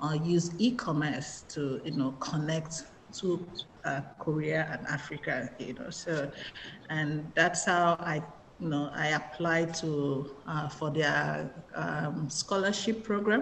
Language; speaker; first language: English; non-native, local second language; Igbo